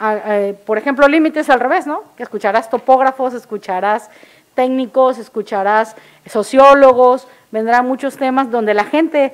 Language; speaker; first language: Spanish; native; Spanish